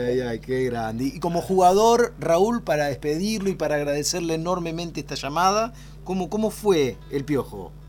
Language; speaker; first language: Spanish; native; Spanish